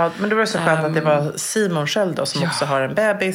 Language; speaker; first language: Swedish; native; Swedish